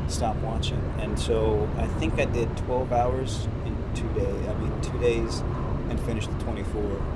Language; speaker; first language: English; non-native, fluent; Arabic